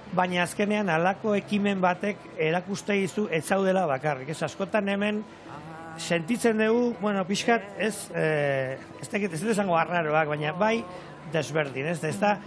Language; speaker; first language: Basque; non-native, local second language; Spanish